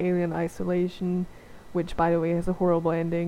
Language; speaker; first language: English; non-native, fluent; German